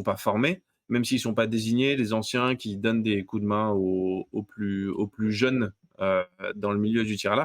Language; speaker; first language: French; native; French